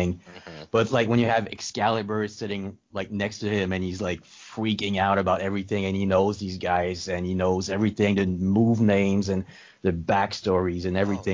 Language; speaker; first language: English; non-native, fluent; French